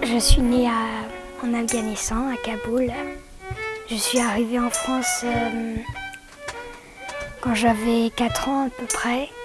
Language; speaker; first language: French; early bilingual, other home language; Persian